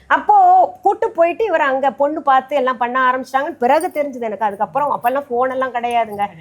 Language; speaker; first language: Tamil; non-native, local second language; Hindi